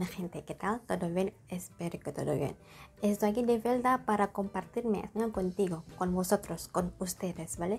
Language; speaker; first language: Spanish; non-native, learner; Indonesian